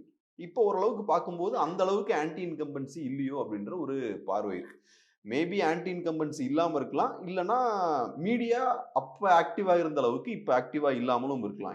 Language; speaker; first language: Tamil; native; Tamil